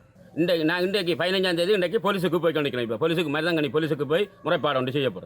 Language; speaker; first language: Tamil; native; Tamil